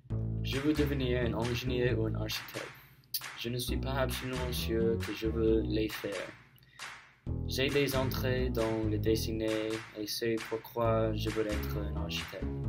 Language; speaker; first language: French; non-native, learner; English